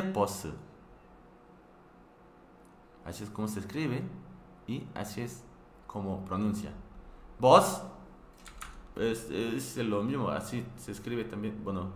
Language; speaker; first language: Spanish; non-native, fluent; Korean